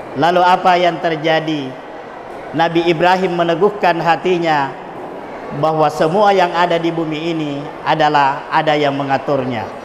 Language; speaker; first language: Indonesian; non-native, local second language; Buginese